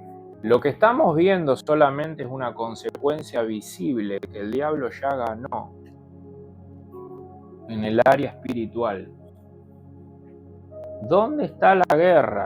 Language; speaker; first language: Spanish; native; Spanish